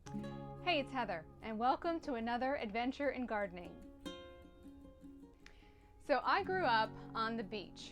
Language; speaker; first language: English; native; English